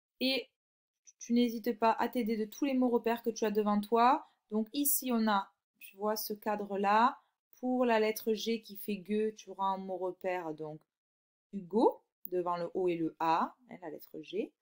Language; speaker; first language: French; native; French